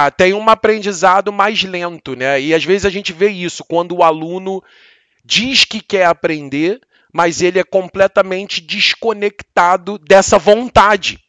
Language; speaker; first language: Portuguese; native; Portuguese